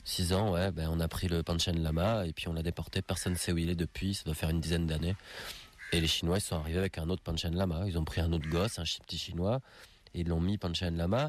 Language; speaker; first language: French; native; French